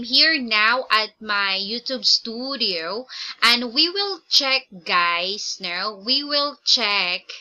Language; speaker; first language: English; non-native, local second language; Filipino